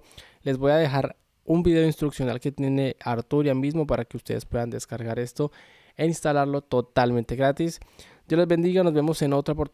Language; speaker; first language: Spanish; native; Spanish